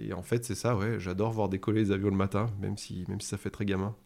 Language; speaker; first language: French; native; French